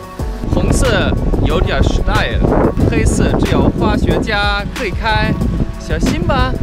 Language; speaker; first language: Chinese; non-native, learner; German